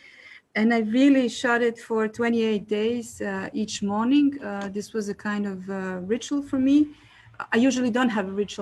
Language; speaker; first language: English; non-native, fluent; Serbian